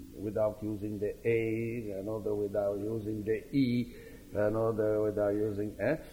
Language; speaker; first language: English; non-native, fluent; Italian